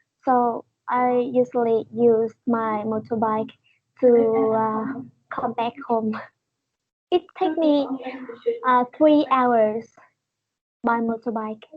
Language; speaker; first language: English; non-native, learner; Vietnamese